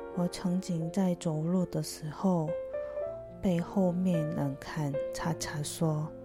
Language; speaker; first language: Chinese; non-native, fluent; Korean